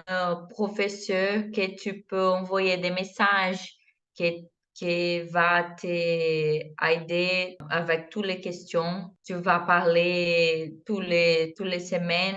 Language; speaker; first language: French; non-native, learner; Portuguese